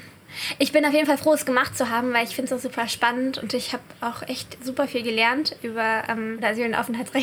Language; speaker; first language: German; native; German